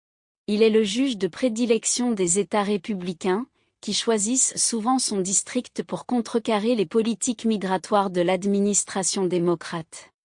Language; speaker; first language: French; non-native, local second language; Haitian Creole